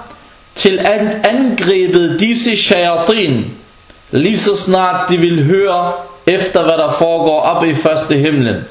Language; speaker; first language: Danish; non-native, fluent; Arabic